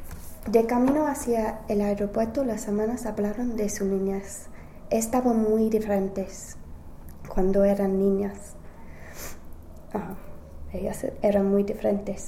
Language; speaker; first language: Spanish; non-native, learner; English